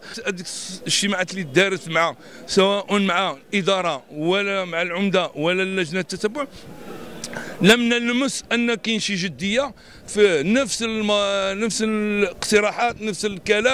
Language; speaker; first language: Arabic; native; Arabic